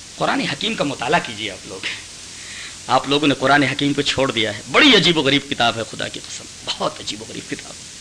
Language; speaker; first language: Urdu; native; Urdu